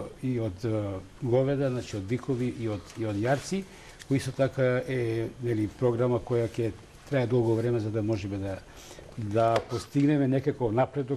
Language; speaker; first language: Macedonian; native; Macedonian